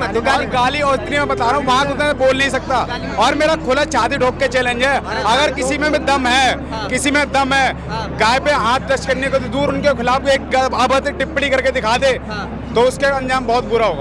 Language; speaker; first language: Hindi; native; Hindi